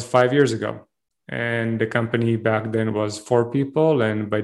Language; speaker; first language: English; non-native, fluent; Hebrew